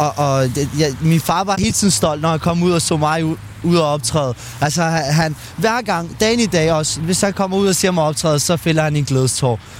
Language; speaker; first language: Danish; early bilingual, other home language; Albanian